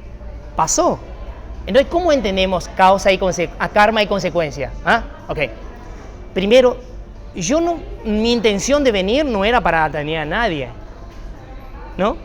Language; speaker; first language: Spanish; non-native, fluent; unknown